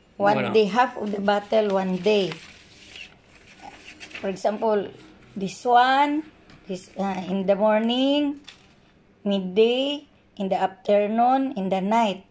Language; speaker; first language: English; non-native, learner; Filipino